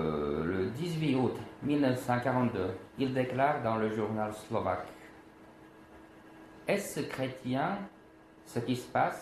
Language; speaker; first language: French; non-native, fluent; Slovak